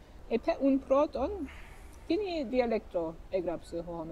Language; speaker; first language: Greek; non-native, fluent; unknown